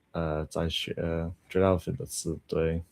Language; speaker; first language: Chinese; non-native, learner; English